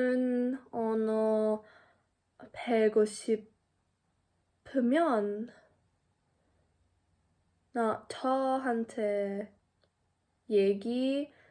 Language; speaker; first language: Korean; non-native, learner; English